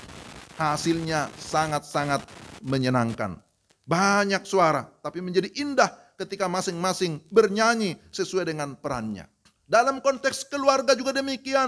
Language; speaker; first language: Indonesian; native; Indonesian